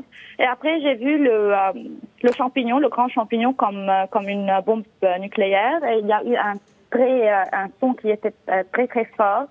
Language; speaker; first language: French; non-native, local second language; Arabic